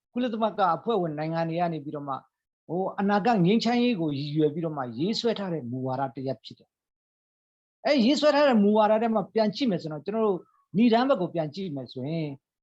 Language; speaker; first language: Burmese; non-native, local second language; Hakha Chin